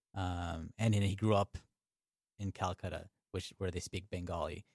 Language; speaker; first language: English; native; English